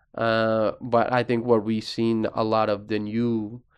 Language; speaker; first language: English; early bilingual, other home language; Arabic